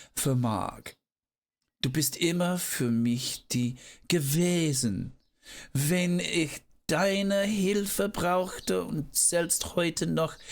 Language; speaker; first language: German; non-native, learner; English